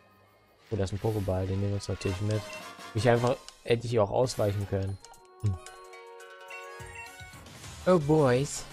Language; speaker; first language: German; native; German